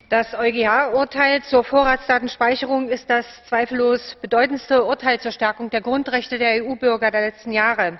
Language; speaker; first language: German; native; German